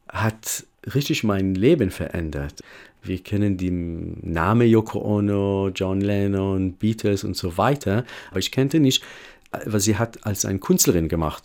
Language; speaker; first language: German; non-native, fluent; Hebrew